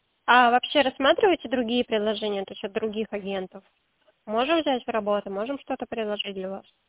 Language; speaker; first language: Russian; native; Russian